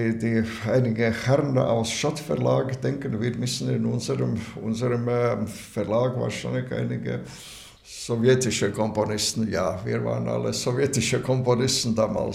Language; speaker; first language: German; non-native, learner; Latvian